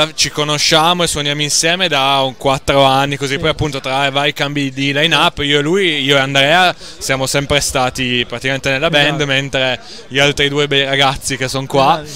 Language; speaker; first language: Italian; native; Italian